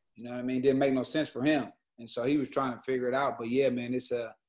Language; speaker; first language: English; native; English